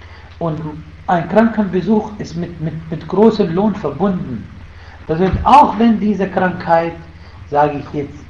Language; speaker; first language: German; non-native, fluent; Arabic